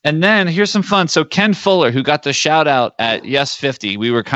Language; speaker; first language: English; native; English